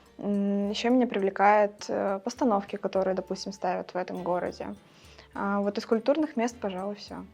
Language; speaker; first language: Russian; native; Russian